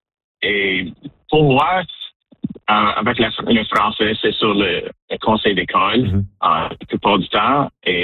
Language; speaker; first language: French; non-native, local second language; English